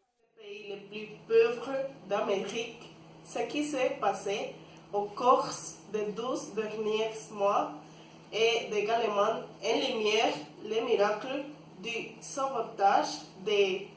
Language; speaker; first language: French; non-native, learner; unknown